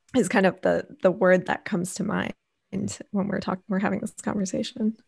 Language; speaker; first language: English; native; English